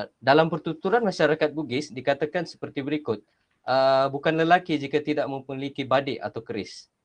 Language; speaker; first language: Malay; native; Malay